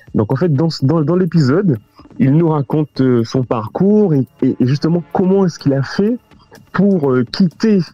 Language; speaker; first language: French; native; French